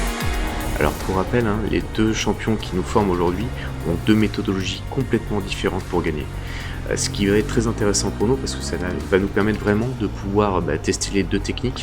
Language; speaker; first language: French; native; French